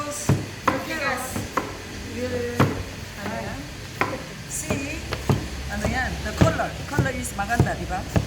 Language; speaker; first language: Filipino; non-native, learner; Korean